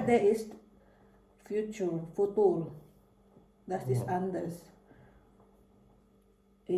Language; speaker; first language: German; non-native, fluent; Filipino